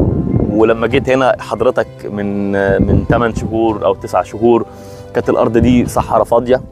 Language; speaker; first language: Arabic; native; Arabic